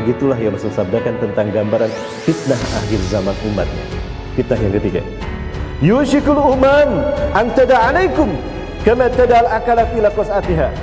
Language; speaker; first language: Indonesian; native; Indonesian